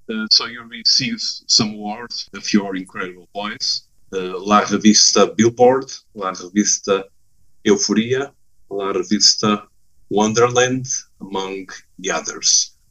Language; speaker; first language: English; non-native, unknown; Portuguese